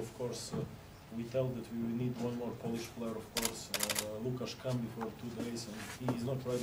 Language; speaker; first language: English; non-native, fluent; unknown